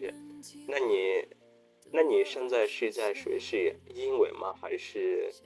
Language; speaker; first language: Chinese; non-native, fluent; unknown